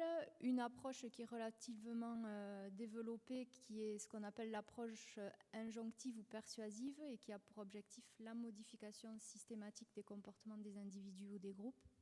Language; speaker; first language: French; native; French